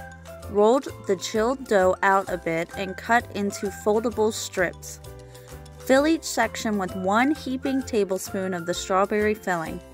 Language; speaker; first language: English; native; English